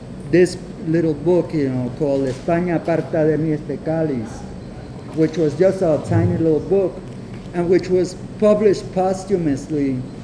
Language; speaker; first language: English; non-native, fluent; Spanish